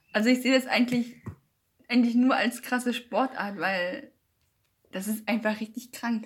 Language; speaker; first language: German; native; German